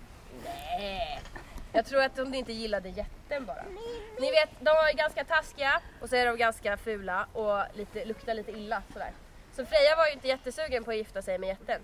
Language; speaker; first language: Swedish; native; Swedish